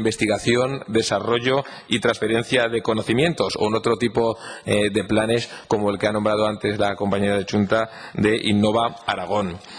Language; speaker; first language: Spanish; native; Spanish